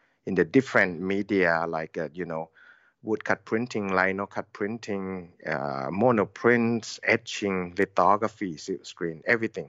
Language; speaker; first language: English; non-native, learner; Thai